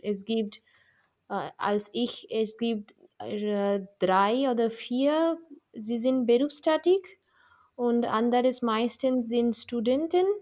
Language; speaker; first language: German; non-native, learner; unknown